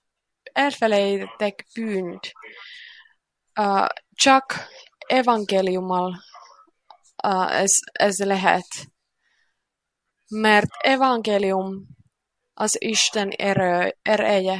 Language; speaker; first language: Hungarian; non-native, learner; Finnish